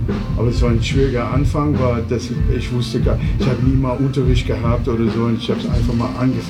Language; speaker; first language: German; non-native, fluent; English